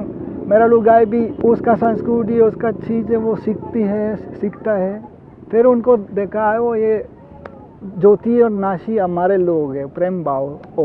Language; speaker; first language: Hindi; non-native, learner; Italian